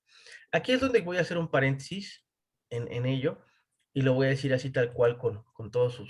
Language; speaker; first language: Spanish; native; Spanish